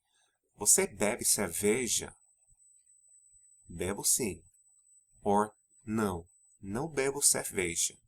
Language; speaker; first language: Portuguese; non-native, fluent; English